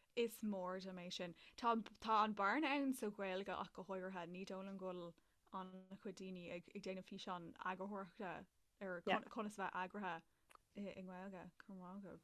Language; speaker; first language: Irish; native; Irish